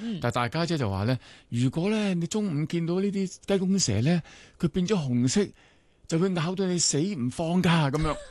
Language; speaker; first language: Cantonese; non-native, local second language; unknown